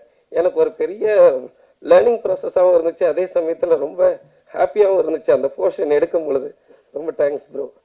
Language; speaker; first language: Tamil; native; Tamil